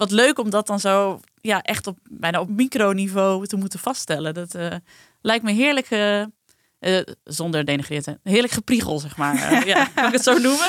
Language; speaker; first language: Dutch; native; Dutch